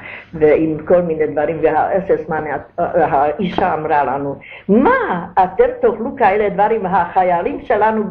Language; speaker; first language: Hebrew; non-native, learner; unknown